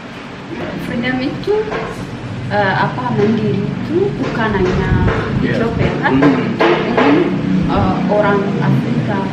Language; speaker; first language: Indonesian; non-native, learner; Amharic